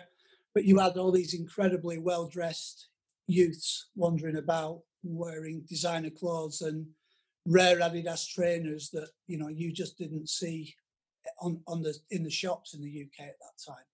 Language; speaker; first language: English; native; English